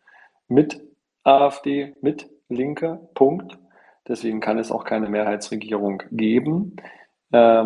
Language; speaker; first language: German; native; German